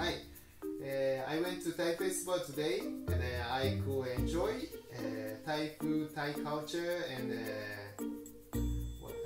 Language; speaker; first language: English; non-native, fluent; Japanese